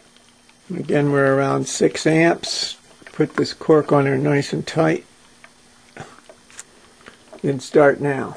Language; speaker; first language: English; native; English